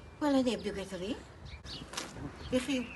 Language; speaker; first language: Welsh; native; Welsh